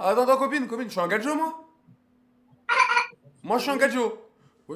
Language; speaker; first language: French; native; French